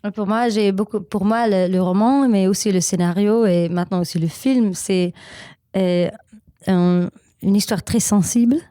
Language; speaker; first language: French; non-native, learner; German